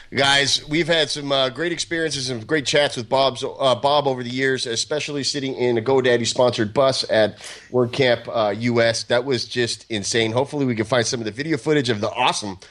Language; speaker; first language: English; native; English